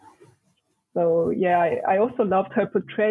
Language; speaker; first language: English; non-native, fluent; French